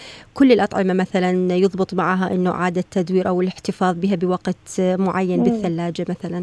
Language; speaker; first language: Arabic; native; Arabic